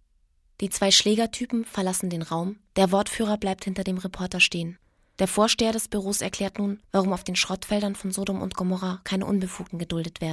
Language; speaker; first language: German; native; German